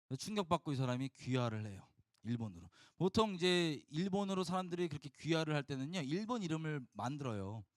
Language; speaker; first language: Korean; native; Korean